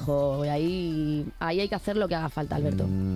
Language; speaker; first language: Spanish; native; Spanish